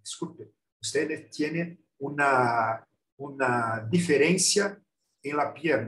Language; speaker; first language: Spanish; non-native, learner; Portuguese